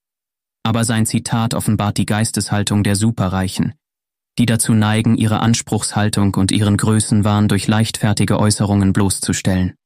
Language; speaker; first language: German; native; German